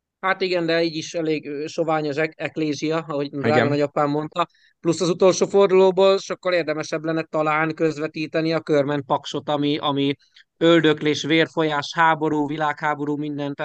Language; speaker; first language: Hungarian; native; Hungarian